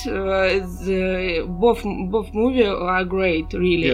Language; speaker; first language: English; non-native, learner; Russian